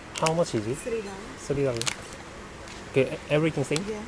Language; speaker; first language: English; non-native, learner; Korean